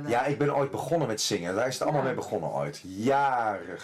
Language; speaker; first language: Dutch; native; Dutch